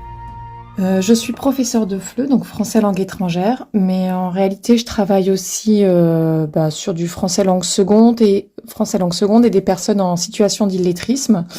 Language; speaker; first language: French; native; French